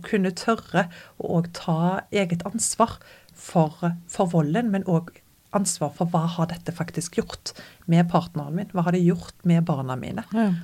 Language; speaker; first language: Norwegian; native; Norwegian